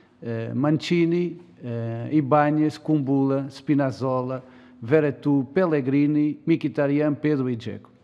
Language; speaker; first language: Italian; non-native, learner; Portuguese